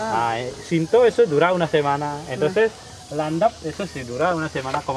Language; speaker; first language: Spanish; non-native, learner; Balinese